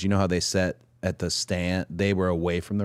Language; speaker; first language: English; native; English